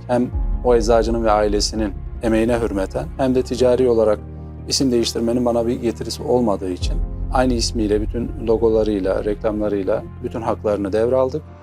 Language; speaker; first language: Turkish; native; Turkish